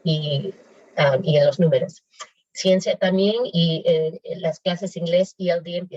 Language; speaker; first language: Spanish; native; Spanish